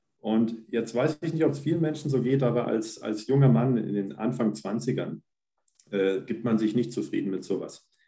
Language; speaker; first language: German; native; German